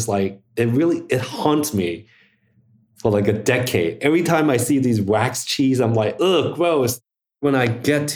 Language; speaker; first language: English; early bilingual, other home language; Chinese